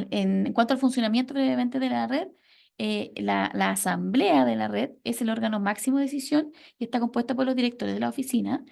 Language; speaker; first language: Spanish; native; Spanish